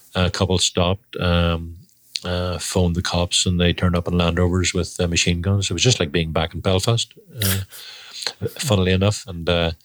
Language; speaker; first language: English; native; English